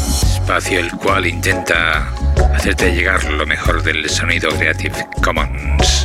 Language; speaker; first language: Spanish; native; Spanish